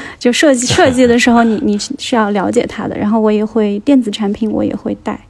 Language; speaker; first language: Chinese; native; Chinese